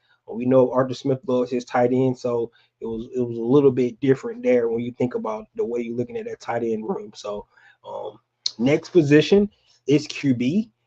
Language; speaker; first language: English; native; English